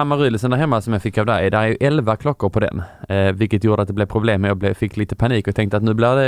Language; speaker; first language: Swedish; native; Swedish